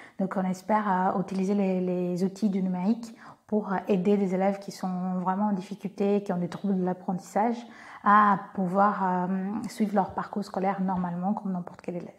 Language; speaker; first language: French; non-native, fluent; Portuguese